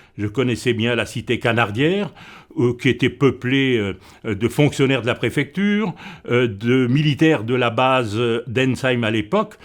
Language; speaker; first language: French; non-native, local second language; Swiss German